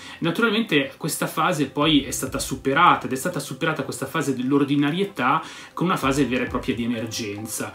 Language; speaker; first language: Italian; native; Italian